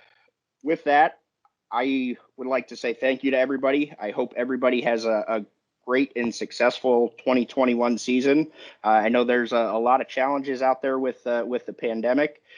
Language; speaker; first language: English; native; English